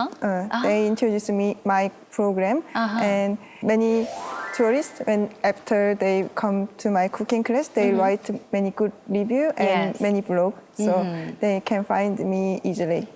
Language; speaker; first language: English; non-native, learner; Korean